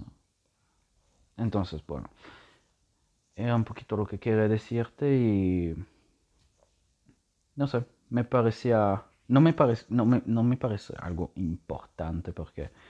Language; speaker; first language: Spanish; non-native, learner; Italian